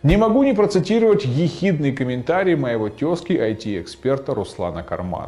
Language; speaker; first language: Russian; native; Russian